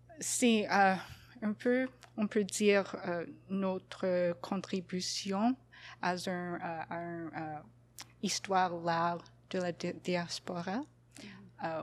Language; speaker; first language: French; non-native, local second language; English